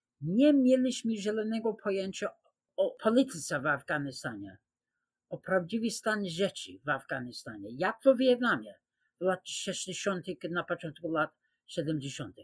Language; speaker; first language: Polish; non-native, fluent; English